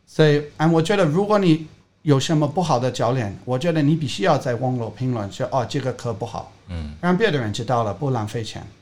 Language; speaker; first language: Chinese; non-native, fluent; English